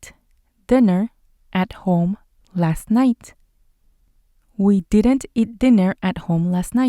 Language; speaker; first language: English; non-native, fluent; Spanish